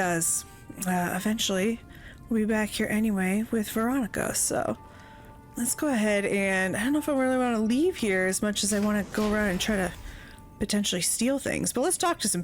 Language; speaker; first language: English; native; English